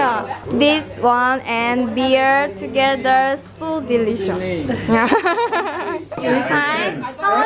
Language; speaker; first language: English; non-native, learner; Korean